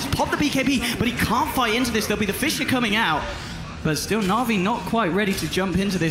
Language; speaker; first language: English; native; English